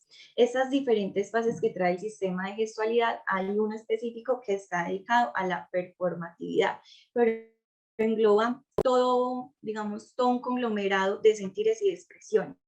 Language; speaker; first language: Spanish; native; Spanish